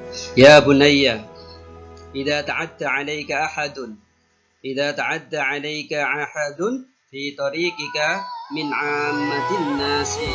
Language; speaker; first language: Arabic; non-native, fluent; Javanese